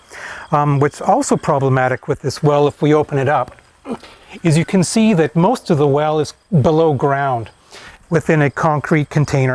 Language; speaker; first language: English; native; English